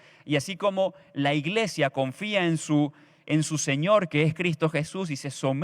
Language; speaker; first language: Spanish; native; Spanish